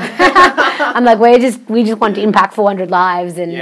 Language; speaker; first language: English; non-native, local second language; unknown